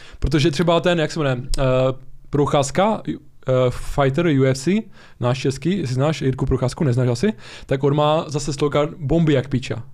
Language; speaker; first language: Czech; early bilingual, other home language; Slovak